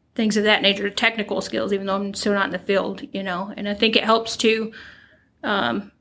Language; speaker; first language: English; native; English